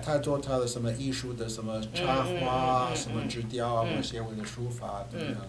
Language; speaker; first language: Chinese; non-native, fluent; English